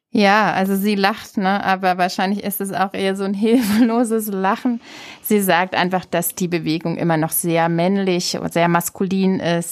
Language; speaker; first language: German; native; German